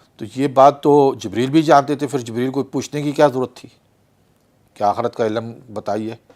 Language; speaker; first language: Urdu; early bilingual, heritage; Urdu